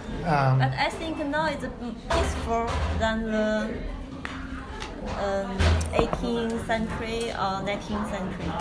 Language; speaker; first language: English; non-native, learner; Chinese